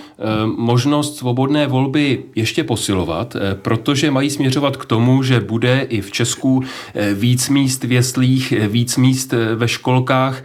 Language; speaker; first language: Czech; native; Czech